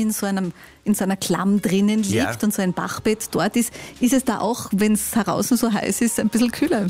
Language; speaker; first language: German; native; German